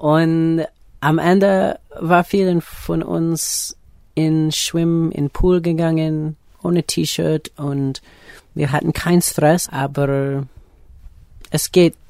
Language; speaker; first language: German; non-native, learner; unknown